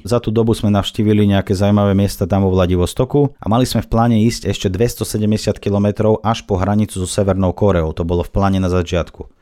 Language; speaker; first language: Slovak; non-native, fluent; Russian